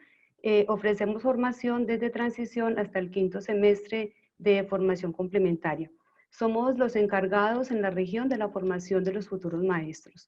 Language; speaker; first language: Spanish; native; Spanish